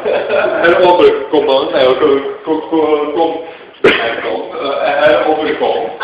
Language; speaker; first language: German; non-native, learner; Czech